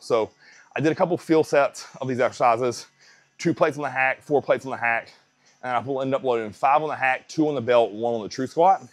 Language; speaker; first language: English; native; English